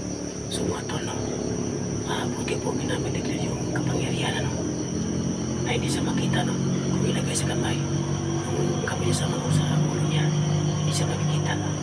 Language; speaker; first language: Filipino; non-native, local second language; Cebuano